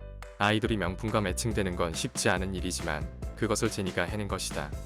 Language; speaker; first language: Korean; native; Korean